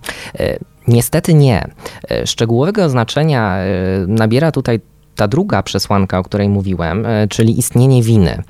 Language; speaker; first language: Polish; native; Polish